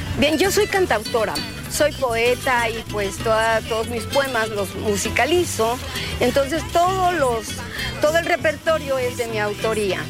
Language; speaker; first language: Spanish; non-native, local second language; Zapotec